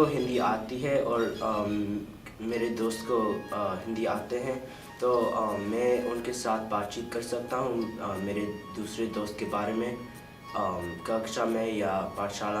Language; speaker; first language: Hindi; early bilingual, heritage; Hindi